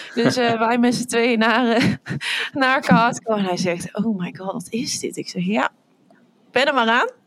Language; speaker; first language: Dutch; native; Dutch